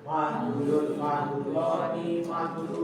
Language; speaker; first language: Arabic; non-native, learner; Indonesian